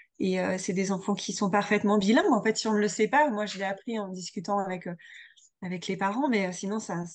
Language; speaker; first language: French; native; French